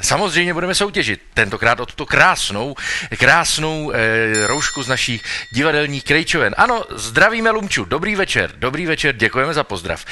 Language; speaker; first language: Czech; native; Czech